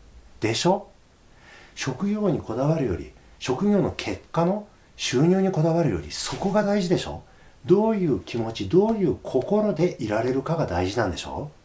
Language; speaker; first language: Japanese; native; Japanese